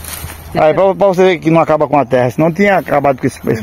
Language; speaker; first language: Portuguese; native; Portuguese